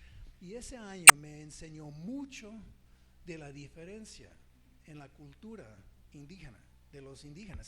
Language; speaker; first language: Spanish; non-native, fluent; English